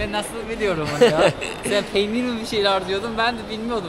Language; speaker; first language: Turkish; non-native, learner; Uzbek